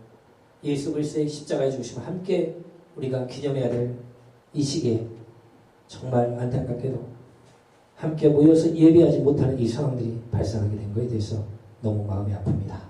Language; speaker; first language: Korean; native; Korean